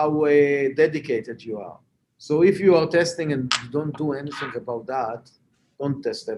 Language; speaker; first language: English; non-native, fluent; Hebrew